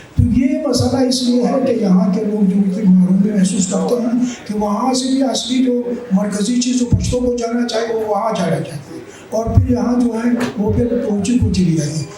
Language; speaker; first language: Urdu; non-native, local second language; Pashto